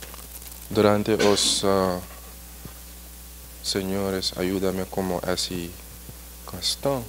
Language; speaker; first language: Portuguese; non-native, learner; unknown